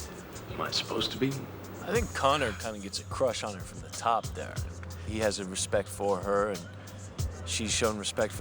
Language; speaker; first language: English; native; English